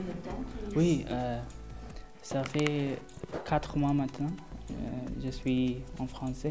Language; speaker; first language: French; non-native, learner; Arabic